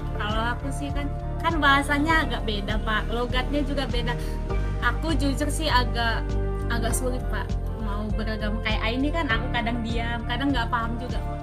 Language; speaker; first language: Indonesian; native; Indonesian